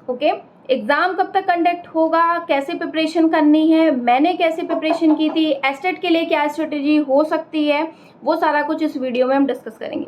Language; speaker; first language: Hindi; native; Hindi